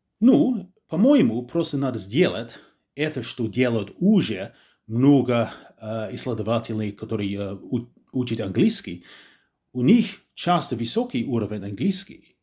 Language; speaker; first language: Russian; non-native, fluent; English